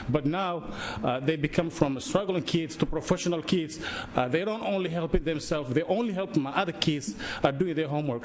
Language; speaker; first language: English; non-native, learner; Somali